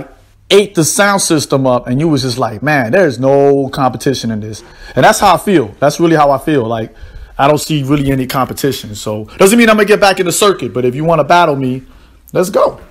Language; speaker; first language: English; native; English